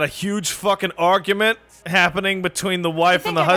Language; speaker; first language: English; native; English